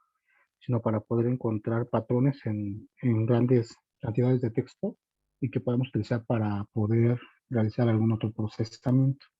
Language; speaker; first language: Spanish; native; Spanish